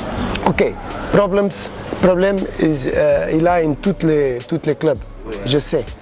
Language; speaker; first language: French; non-native, learner; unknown